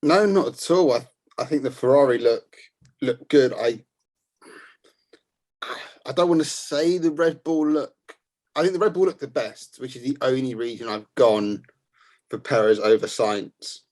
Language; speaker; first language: English; native; English